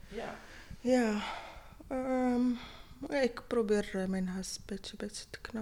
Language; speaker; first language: Dutch; non-native, learner; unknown